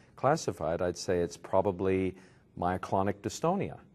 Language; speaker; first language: English; native; English